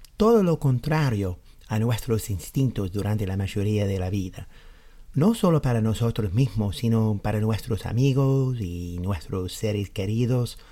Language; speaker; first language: Spanish; non-native, fluent; English